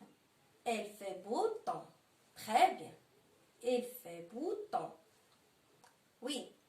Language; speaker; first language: French; non-native, local second language; Arabic